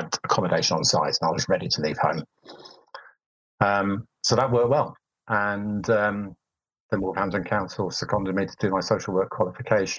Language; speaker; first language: English; native; English